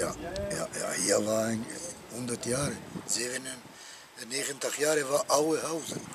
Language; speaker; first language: Dutch; non-native, learner; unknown